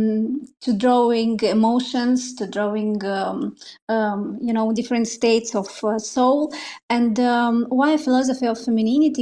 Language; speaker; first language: English; non-native, fluent; Romanian